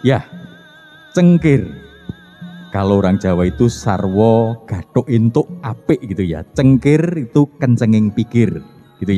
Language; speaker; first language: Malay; non-native, local second language; Javanese